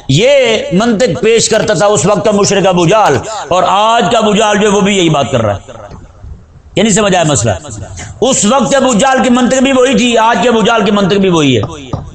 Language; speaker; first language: Urdu; native; Urdu